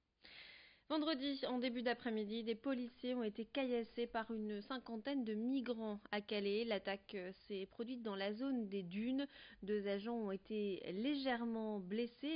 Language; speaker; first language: French; native; French